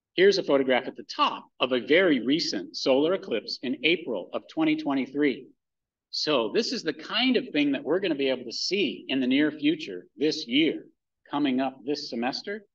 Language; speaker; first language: English; native; English